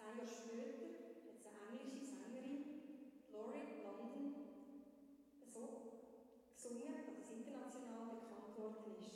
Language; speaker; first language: German; native; German